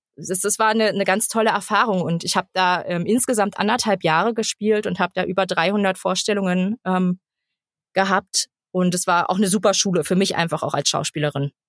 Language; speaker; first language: German; native; German